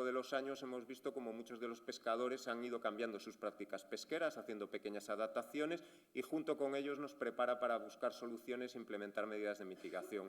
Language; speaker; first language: Spanish; native; Spanish